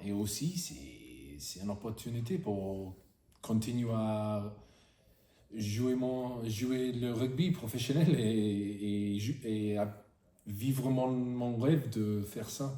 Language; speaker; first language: French; non-native, fluent; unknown